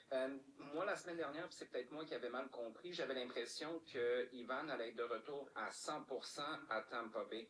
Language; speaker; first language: French; native; French